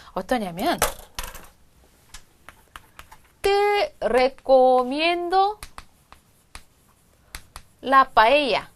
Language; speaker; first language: Spanish; non-native, fluent; Korean